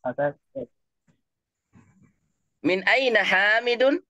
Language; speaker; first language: Arabic; non-native, fluent; Indonesian